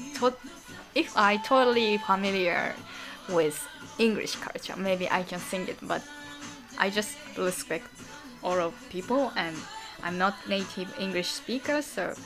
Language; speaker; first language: English; non-native, learner; Japanese